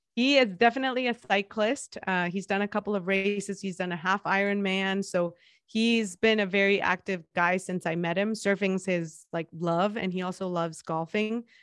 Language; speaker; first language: English; non-native, fluent; Spanish